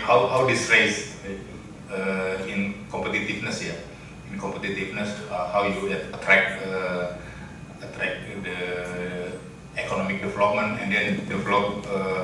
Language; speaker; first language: English; non-native, learner; Indonesian